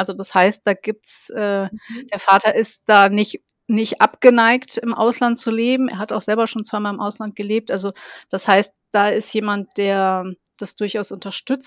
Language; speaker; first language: German; native; German